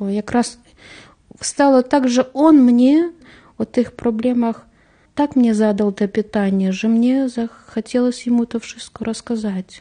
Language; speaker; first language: Polish; non-native, learner; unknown